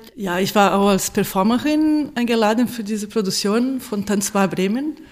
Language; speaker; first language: German; non-native, fluent; Portuguese